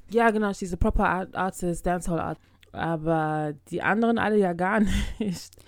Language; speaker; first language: German; early bilingual, other home language; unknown